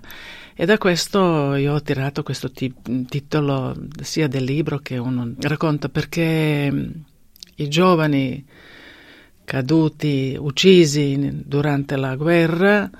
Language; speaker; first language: Italian; non-native, fluent; Bosnian